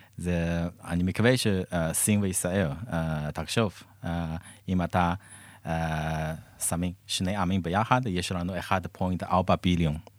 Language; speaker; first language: Hebrew; non-native, fluent; Chinese